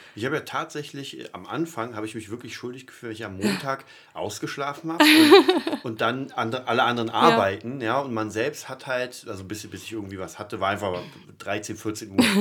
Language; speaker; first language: German; native; German